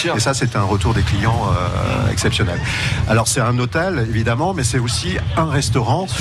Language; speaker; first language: French; native; French